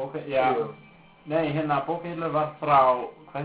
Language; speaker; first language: Icelandic; non-native, learner; English